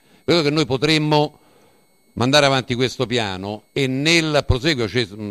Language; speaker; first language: Italian; native; Italian